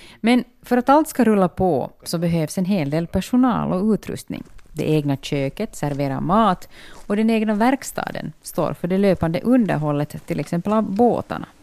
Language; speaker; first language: Swedish; native; Swedish